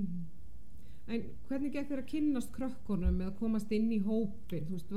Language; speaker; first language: Icelandic; native; Icelandic